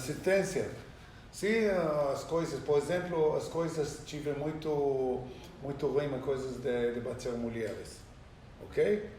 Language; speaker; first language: Portuguese; non-native, learner; Hebrew